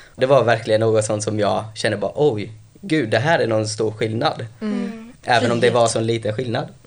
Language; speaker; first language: Swedish; early bilingual, other home language; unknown